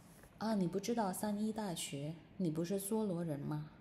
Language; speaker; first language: Chinese; non-native, fluent; Indonesian